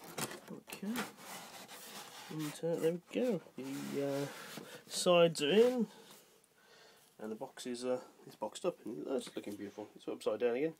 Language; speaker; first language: English; native; English